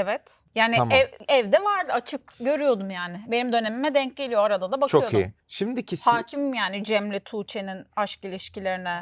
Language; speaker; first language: Turkish; native; Turkish